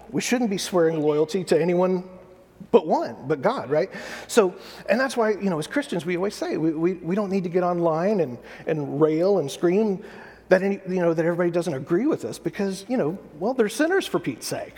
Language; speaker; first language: English; native; English